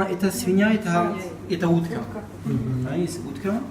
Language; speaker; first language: Russian; non-native, learner; French